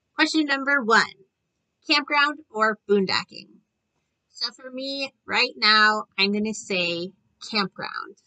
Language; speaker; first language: English; native; English